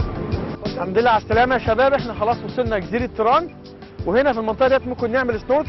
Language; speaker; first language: Arabic; native; Arabic